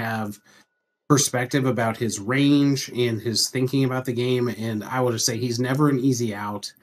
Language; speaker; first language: English; native; English